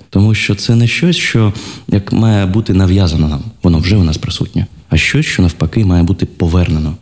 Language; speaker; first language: Ukrainian; non-native, local second language; Russian